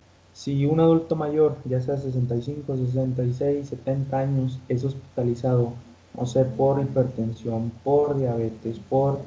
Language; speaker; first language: Spanish; native; Spanish